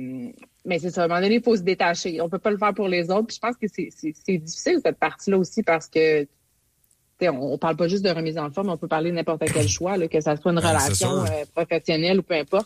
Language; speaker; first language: French; native; French